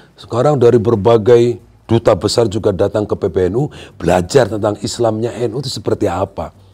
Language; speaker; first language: Indonesian; non-native, local second language; Sundanese